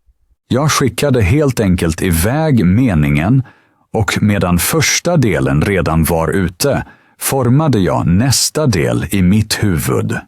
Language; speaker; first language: Swedish; non-native, fluent; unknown